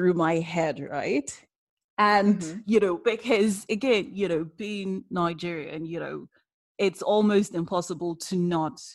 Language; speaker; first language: English; non-native, local second language; Yoruba